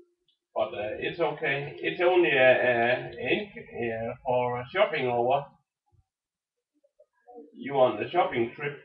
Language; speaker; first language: English; non-native, learner; Danish